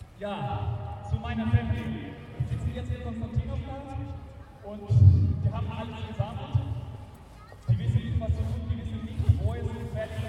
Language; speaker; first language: German; non-native, fluent; Ukrainian